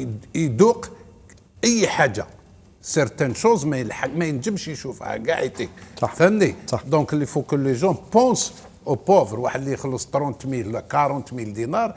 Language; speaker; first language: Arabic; native; Arabic